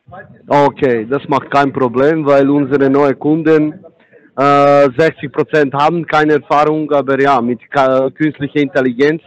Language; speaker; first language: German; non-native, fluent; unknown